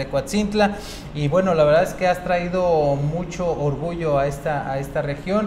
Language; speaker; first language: Spanish; native; Spanish